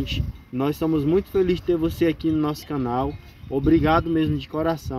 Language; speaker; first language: Portuguese; native; Portuguese